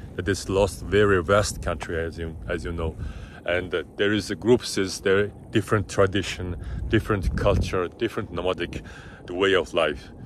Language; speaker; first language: English; non-native, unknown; Mongolian